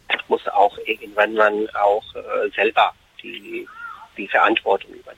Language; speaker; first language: German; non-native, fluent; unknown